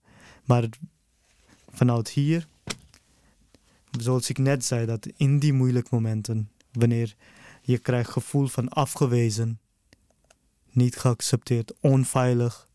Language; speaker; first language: Dutch; early bilingual, other home language; Urdu